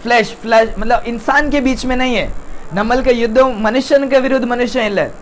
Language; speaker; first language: Hindi; non-native, local second language; Tamil